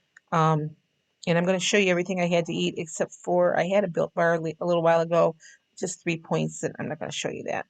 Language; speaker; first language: English; native; English